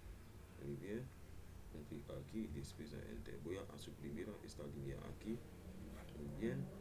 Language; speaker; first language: Spanish; non-native, learner; Haitian Creole